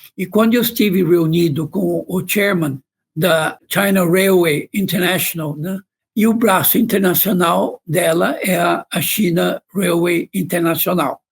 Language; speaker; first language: Portuguese; non-native, fluent; Chinese